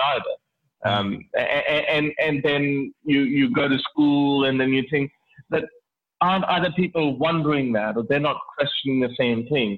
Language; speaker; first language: English; non-native, local second language; Urdu